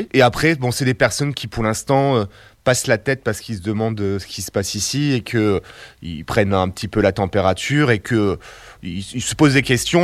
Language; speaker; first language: French; native; French